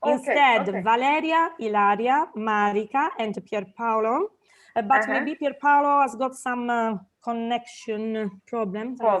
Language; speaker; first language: English; non-native, fluent; Italian